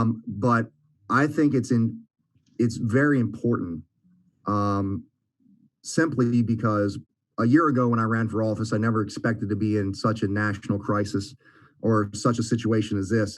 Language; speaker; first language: English; native; English